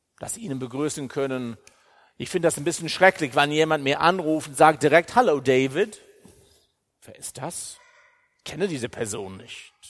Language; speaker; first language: German; non-native, fluent; English